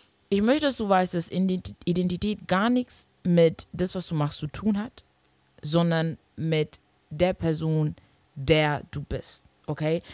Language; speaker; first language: German; non-native, fluent; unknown